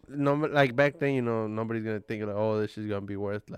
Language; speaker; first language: English; early bilingual, other home language; Spanish